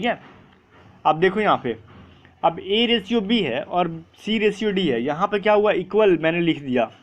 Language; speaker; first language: Hindi; native; Hindi